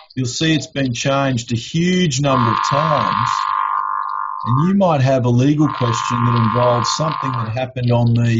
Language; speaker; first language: English; native; English